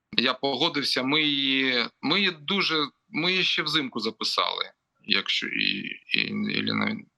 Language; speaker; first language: Ukrainian; non-native, local second language; Russian